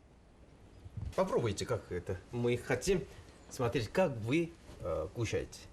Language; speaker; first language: Russian; non-native, learner; Korean